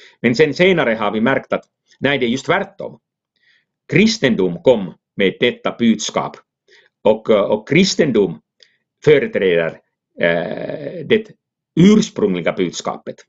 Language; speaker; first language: Swedish; non-native, local second language; Finnish